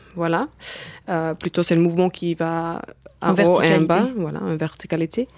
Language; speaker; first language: French; non-native, fluent; Finnish